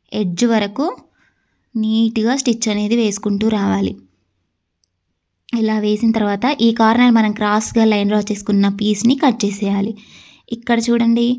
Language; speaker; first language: Telugu; native; Telugu